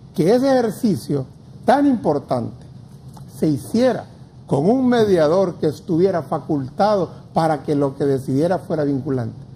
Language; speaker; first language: Spanish; native; Spanish